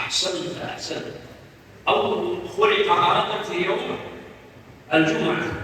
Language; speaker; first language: Arabic; native; Arabic